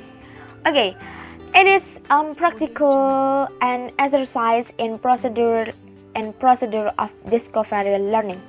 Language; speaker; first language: English; non-native, learner; Indonesian